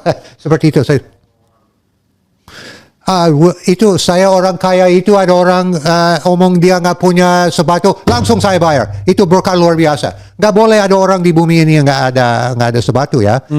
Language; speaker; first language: Indonesian; non-native, learner; English